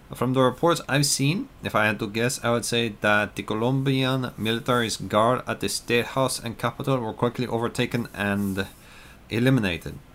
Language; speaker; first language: English; native; English